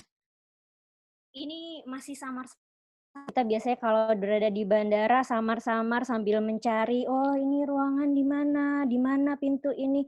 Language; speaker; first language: Indonesian; native; Indonesian